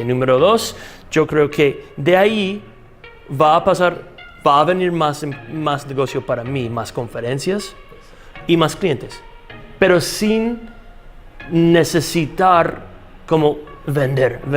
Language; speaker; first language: Spanish; non-native, fluent; English